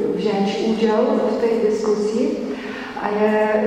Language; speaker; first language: Polish; non-native, learner; Lithuanian